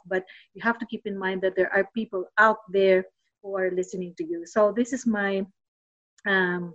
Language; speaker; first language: English; non-native, local second language; Filipino